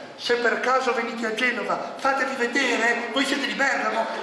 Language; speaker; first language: Italian; native; Italian